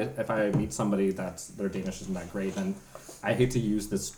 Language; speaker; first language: English; native; English